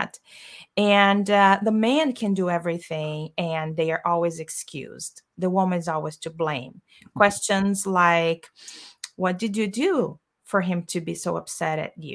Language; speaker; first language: English; non-native, fluent; Portuguese